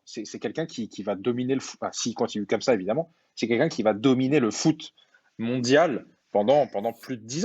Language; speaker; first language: French; native; French